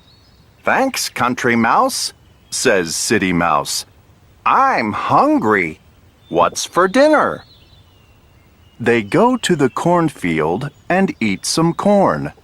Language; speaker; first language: English; non-native, learner; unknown